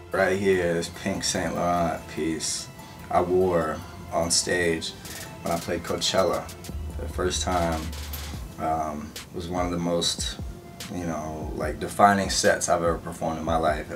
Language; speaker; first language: English; native; English